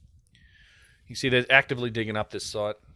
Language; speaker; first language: English; native; English